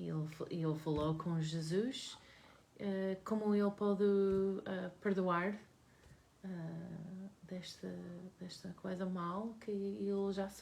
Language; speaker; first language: Portuguese; non-native, learner; English